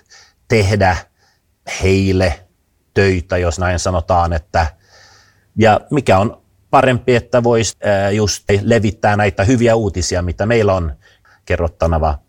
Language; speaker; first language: Finnish; non-native, fluent; Swedish